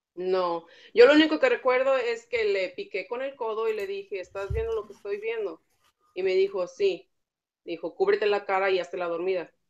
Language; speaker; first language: Spanish; native; Spanish